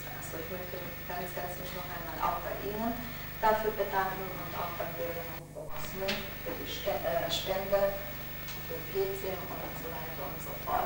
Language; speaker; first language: German; non-native, local second language; Hungarian